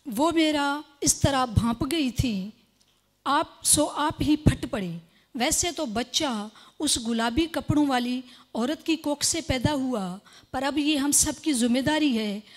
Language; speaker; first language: Urdu; non-native, local second language; Sindhi